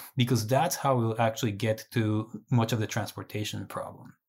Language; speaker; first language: English; non-native, fluent; Spanish